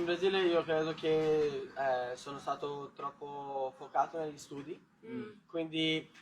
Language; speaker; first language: Italian; non-native, learner; Portuguese